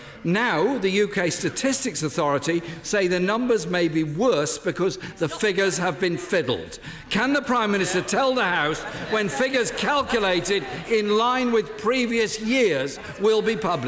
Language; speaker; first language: English; native; English